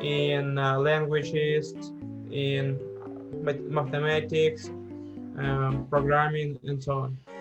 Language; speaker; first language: English; non-native, fluent; Russian